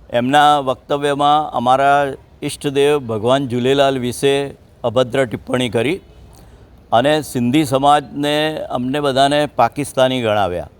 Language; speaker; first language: Gujarati; non-native, local second language; Sindhi